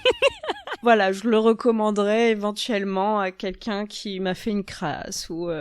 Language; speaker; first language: French; native; French